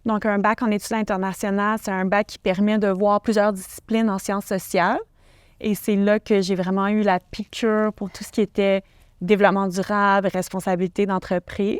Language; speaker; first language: French; native; French